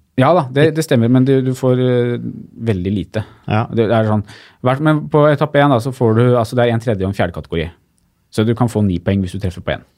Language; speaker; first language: Norwegian; native; Norwegian